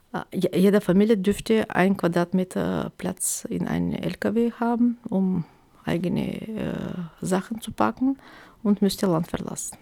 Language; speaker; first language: German; non-native, fluent; Turkish